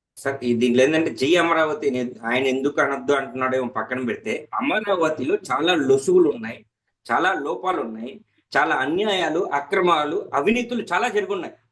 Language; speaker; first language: Telugu; native; Telugu